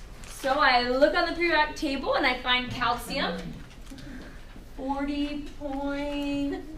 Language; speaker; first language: English; native; English